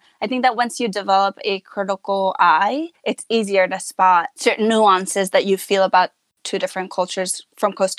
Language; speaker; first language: English; non-native, fluent; Hazaragi